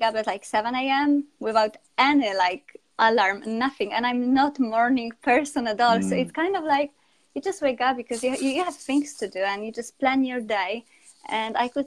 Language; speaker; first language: English; non-native, fluent; Polish